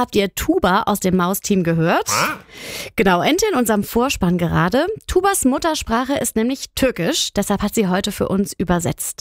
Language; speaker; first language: German; native; German